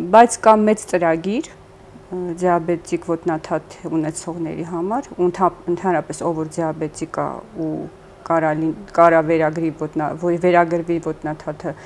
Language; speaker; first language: Armenian; early bilingual, heritage; Armenian